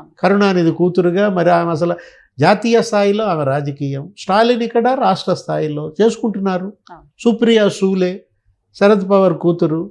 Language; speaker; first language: Telugu; native; Telugu